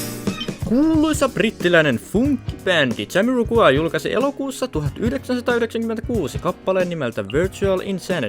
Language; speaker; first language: Finnish; native; Finnish